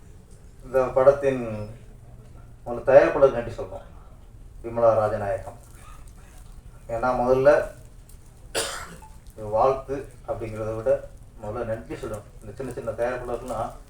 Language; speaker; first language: Tamil; native; Tamil